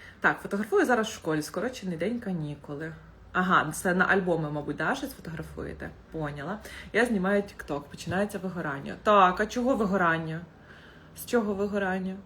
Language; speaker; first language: Ukrainian; native; Ukrainian